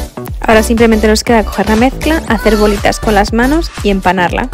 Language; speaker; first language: Spanish; native; Spanish